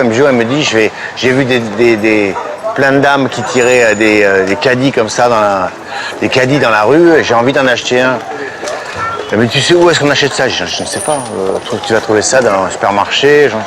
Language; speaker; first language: French; native; French